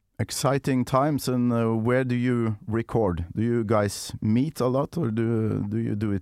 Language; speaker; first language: English; non-native, fluent; Norwegian